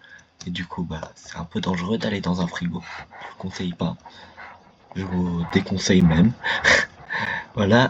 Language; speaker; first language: French; native; French